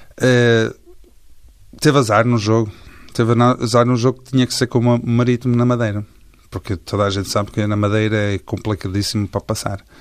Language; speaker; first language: Portuguese; early bilingual, heritage; Portuguese